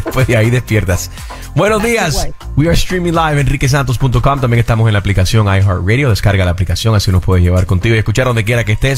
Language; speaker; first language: Spanish; native; Spanish